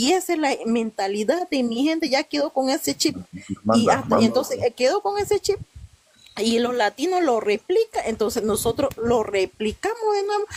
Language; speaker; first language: Spanish; non-native, local second language; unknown